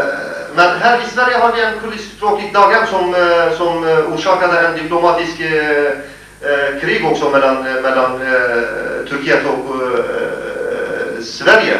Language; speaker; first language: Swedish; non-native, fluent; Kurdish